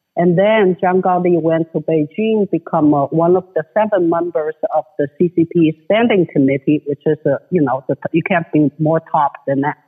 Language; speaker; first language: English; non-native, fluent; Chinese